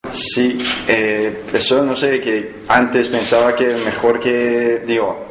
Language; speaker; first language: Spanish; non-native, learner; Persian